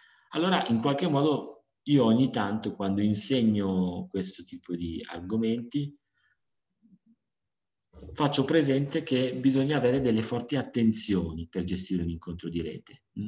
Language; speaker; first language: Italian; native; Italian